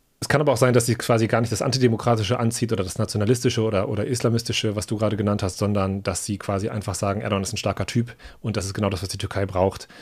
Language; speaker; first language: German; native; German